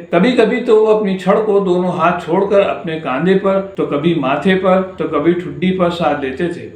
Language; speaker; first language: Urdu; native; Urdu